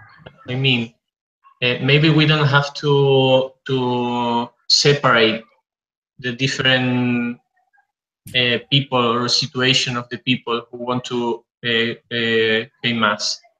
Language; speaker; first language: English; non-native, fluent; Spanish